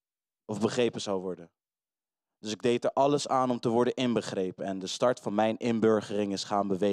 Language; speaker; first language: Dutch; native; Dutch